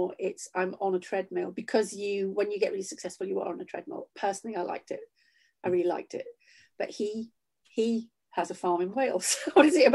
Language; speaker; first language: English; native; English